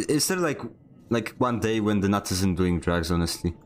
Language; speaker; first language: English; non-native, fluent; Polish